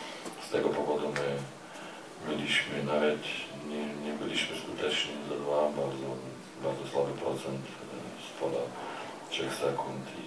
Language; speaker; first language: Polish; non-native, fluent; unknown